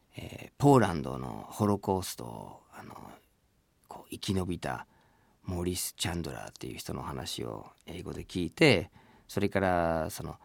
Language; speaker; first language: Japanese; non-native, fluent; English